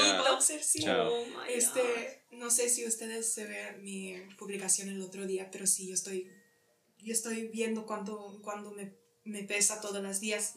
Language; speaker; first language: Spanish; early bilingual, heritage; English